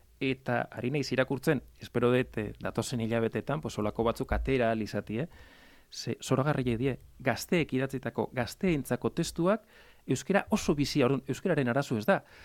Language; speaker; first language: Basque; native; Basque